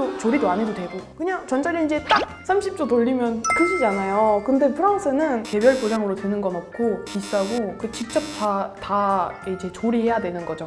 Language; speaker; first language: Korean; non-native, fluent; French